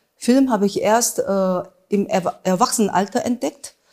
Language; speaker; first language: German; non-native, fluent; Korean